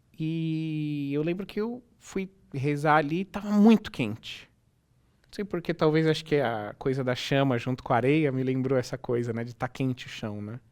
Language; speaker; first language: Portuguese; native; Portuguese